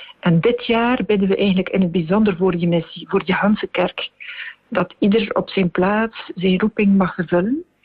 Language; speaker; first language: Dutch; native; Dutch